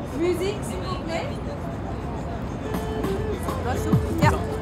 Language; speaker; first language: French; non-native, learner; German